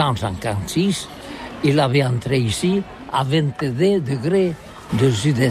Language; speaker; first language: French; non-native, learner; Catalan